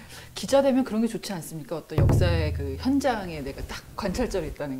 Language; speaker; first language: Korean; native; Korean